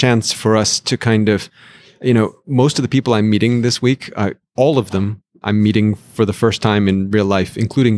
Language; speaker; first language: English; native; English